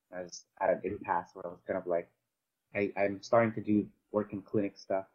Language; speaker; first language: English; native; English